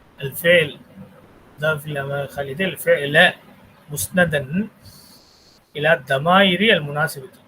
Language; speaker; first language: Arabic; non-native, fluent; Tamil